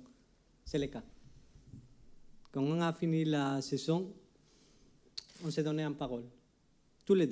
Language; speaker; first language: French; non-native, fluent; Spanish